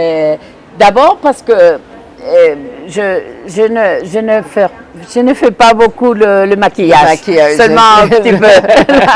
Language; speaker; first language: French; non-native, fluent; Spanish